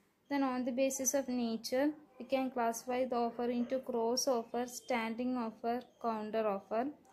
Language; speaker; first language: English; non-native, local second language; Malayalam